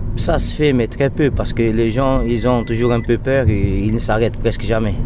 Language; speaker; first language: French; non-native, fluent; Portuguese